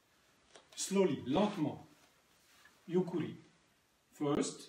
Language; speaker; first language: English; non-native, learner; French